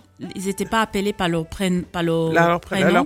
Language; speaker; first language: French; non-native, fluent; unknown